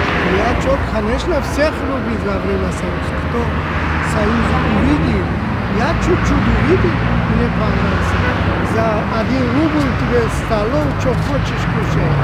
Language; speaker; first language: Russian; non-native, local second language; Tajik